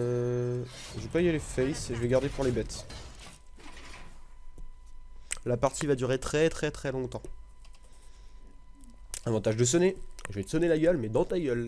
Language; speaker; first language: French; native; French